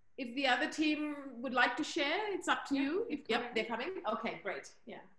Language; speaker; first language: English; native; English